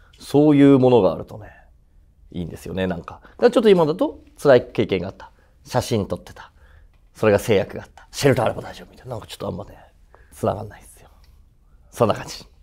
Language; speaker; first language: Japanese; native; Japanese